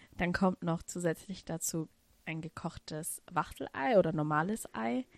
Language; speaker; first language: German; early bilingual, other home language; Russian